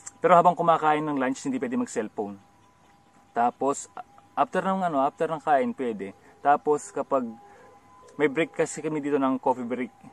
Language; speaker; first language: Filipino; native; Filipino